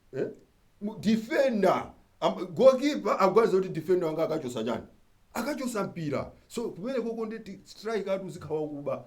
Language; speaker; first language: Nyanja; native; Nyanja